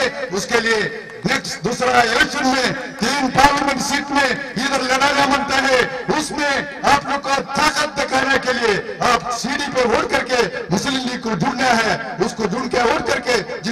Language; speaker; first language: Hindi; non-native, local second language; Malayalam